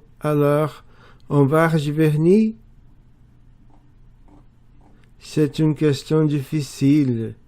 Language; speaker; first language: French; non-native, learner; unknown